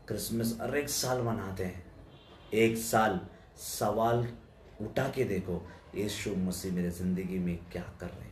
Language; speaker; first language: Hindi; non-native, local second language; Telugu